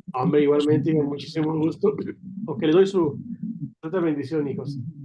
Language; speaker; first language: Spanish; native; Spanish